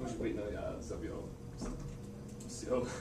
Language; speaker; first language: Russian; non-native, learner; English